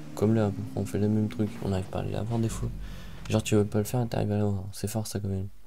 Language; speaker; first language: French; native; French